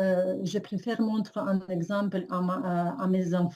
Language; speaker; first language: French; non-native, learner; Ukrainian